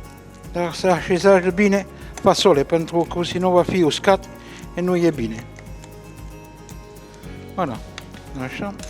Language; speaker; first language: Romanian; non-native, fluent; French